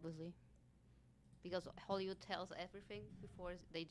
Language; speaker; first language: English; non-native, fluent; German